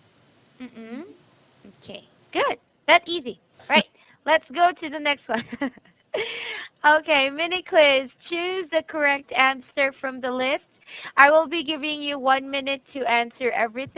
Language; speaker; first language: English; non-native, fluent; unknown